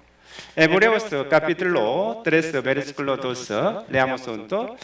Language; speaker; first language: Spanish; non-native, fluent; Korean